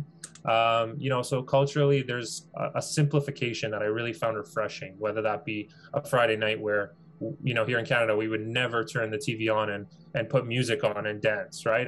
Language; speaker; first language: English; native; English